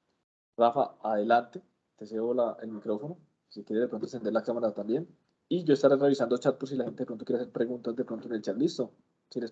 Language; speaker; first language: Spanish; native; Spanish